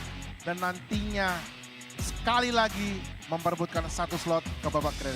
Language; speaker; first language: Indonesian; native; Indonesian